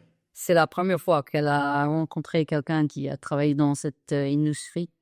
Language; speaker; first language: French; non-native, fluent; English